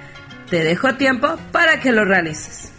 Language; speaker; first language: Spanish; native; Spanish